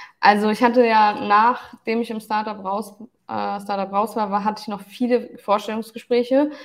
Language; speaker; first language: German; early bilingual, other home language; Turkish